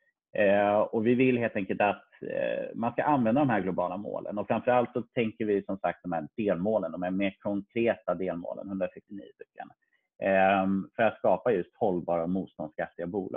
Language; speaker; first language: Swedish; native; Swedish